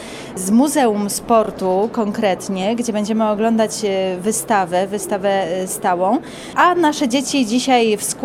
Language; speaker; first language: Polish; native; Polish